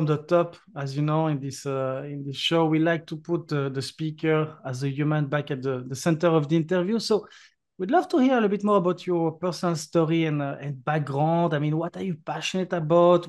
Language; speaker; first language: English; non-native, fluent; French